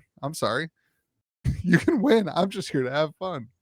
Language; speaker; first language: English; native; English